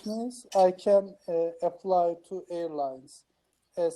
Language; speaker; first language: English; non-native, learner; Turkish